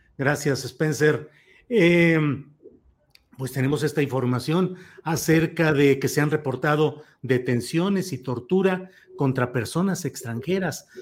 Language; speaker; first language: Spanish; native; Spanish